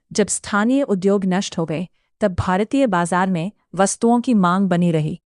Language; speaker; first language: Hindi; native; Hindi